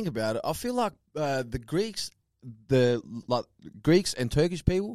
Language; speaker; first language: English; native; English